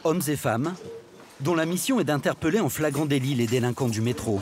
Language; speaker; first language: French; native; French